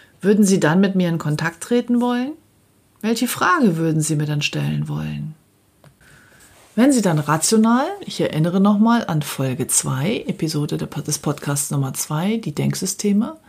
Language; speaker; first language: German; native; German